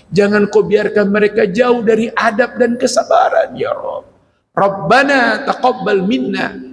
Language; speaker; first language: Indonesian; native; Indonesian